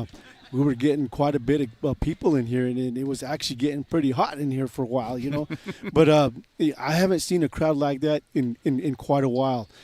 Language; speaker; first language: English; native; English